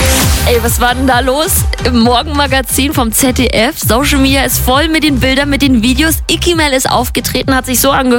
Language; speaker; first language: German; native; German